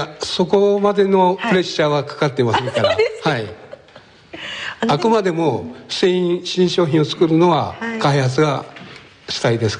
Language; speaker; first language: Japanese; native; Japanese